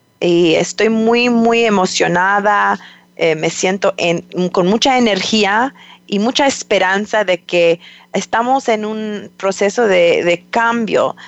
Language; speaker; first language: Spanish; non-native, fluent; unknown